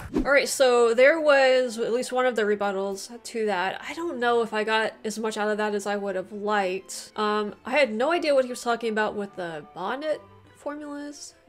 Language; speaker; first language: English; native; English